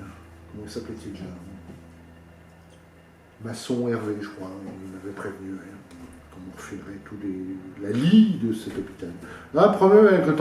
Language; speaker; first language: French; native; French